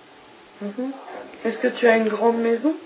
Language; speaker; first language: French; non-native, fluent; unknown